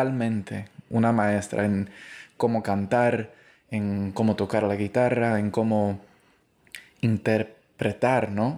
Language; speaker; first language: Spanish; early bilingual, heritage; Spanish